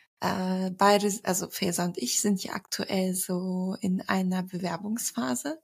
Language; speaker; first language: German; early bilingual, other home language; Turkish